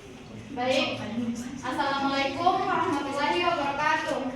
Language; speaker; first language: Indonesian; native; Indonesian